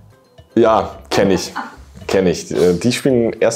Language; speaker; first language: German; native; German